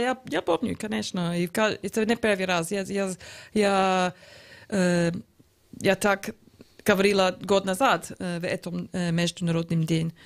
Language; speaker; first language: Russian; non-native, learner; English